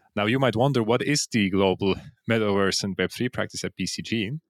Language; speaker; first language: English; non-native, fluent; Swiss German